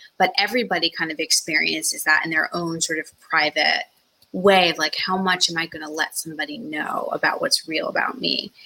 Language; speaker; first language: English; native; English